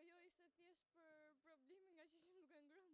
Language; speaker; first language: Albanian; early bilingual, heritage; Albanian